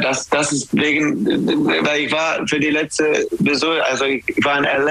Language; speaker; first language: German; non-native, learner; English